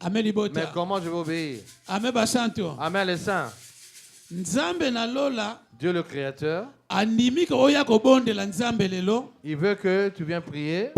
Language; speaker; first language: French; non-native, local second language; Lingala